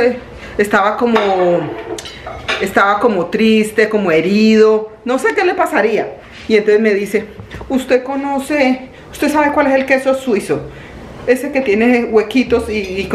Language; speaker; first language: Spanish; native; Spanish